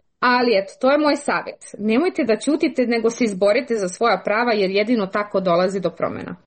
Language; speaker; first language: Serbian; native; Serbian